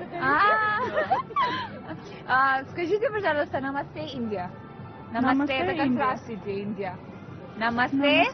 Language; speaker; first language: Russian; non-native, learner; Hindi